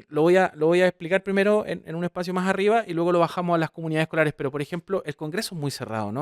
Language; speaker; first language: Spanish; native; Spanish